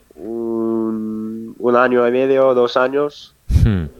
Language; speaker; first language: Spanish; non-native, fluent; English